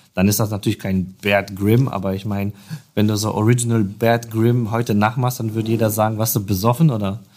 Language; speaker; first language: German; non-native, fluent; Polish